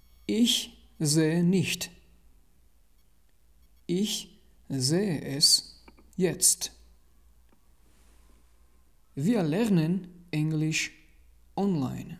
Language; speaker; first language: German; non-native, learner; Tajik